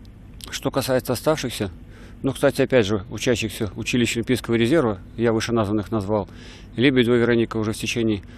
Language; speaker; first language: Russian; native; Russian